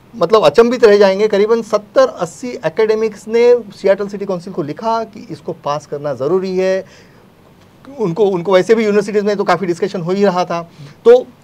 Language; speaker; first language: Hindi; native; Hindi